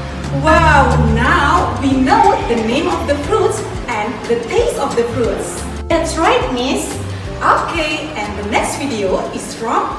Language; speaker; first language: English; non-native, fluent; Indonesian